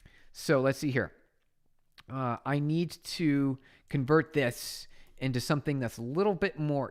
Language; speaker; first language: English; native; English